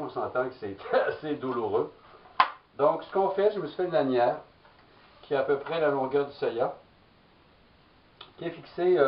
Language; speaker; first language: French; native; French